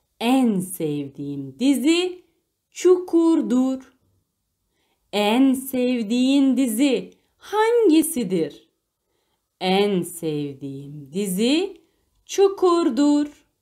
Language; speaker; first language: Turkish; non-native, fluent; Arabic